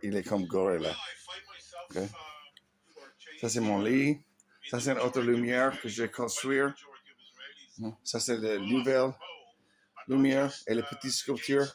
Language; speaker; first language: French; non-native, learner; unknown